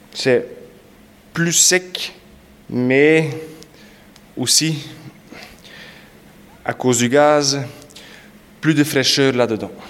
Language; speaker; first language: French; non-native, local second language; Dutch